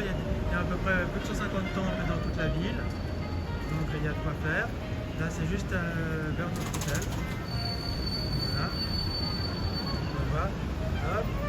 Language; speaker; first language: French; native; French